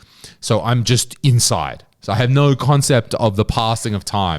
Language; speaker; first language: English; native; English